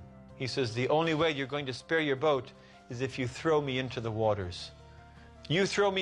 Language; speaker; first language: English; native; English